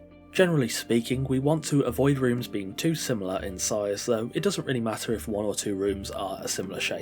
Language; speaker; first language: English; native; English